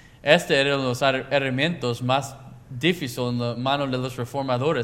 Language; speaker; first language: Spanish; non-native, learner; English